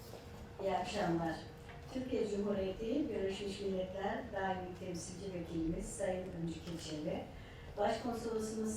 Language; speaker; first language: Turkish; native; Turkish